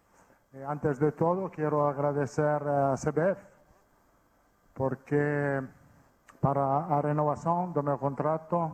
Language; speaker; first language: Portuguese; non-native, fluent; Italian